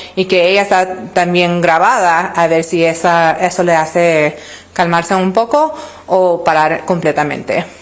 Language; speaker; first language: Spanish; early bilingual, other home language; English